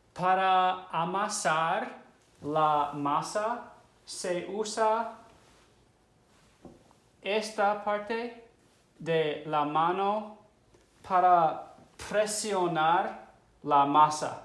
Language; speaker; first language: Spanish; non-native, fluent; English